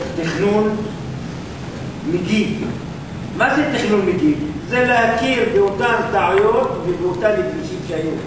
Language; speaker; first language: Hebrew; non-native, local second language; Arabic